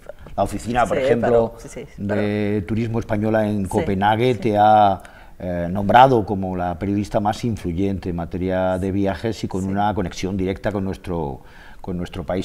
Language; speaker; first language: Spanish; native; Spanish